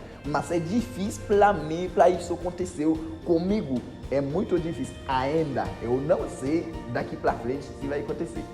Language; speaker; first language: Portuguese; non-native, learner; Haitian Creole